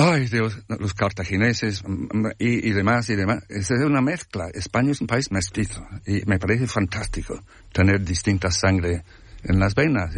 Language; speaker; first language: Spanish; non-native, fluent; English